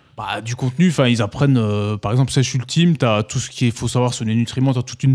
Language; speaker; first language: French; native; French